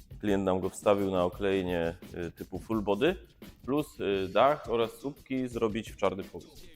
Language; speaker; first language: Polish; native; Polish